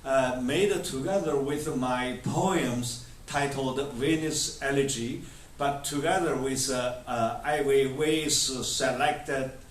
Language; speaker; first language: English; non-native, fluent; Chinese